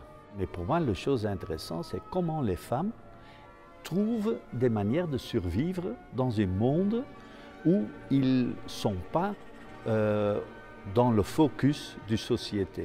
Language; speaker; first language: French; non-native, fluent; Dutch